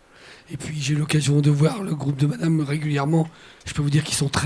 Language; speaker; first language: French; native; French